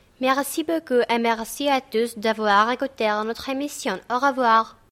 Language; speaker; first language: French; non-native, learner; Greek